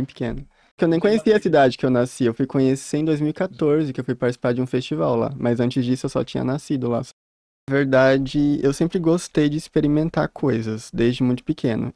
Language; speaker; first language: Portuguese; native; Portuguese